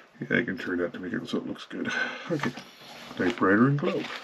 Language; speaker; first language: English; native; English